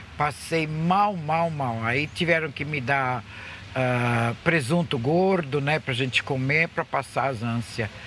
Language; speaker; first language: Portuguese; early bilingual, other home language; Russian